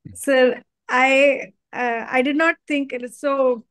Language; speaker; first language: English; non-native, local second language; Hindi